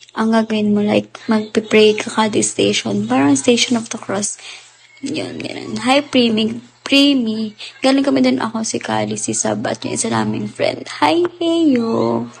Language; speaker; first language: Filipino; native; Filipino